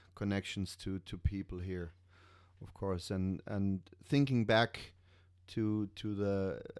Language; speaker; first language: English; non-native, fluent; German